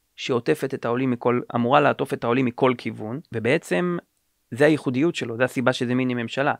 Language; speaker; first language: Hebrew; native; Hebrew